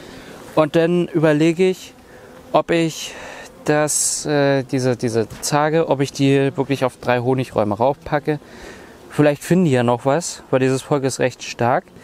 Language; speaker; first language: German; native; German